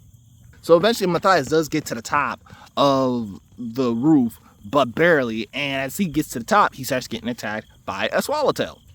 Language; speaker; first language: English; native; English